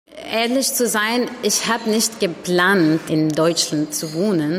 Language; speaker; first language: German; non-native, learner; Arabic